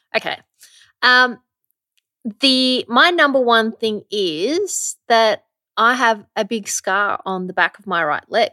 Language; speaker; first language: English; native; English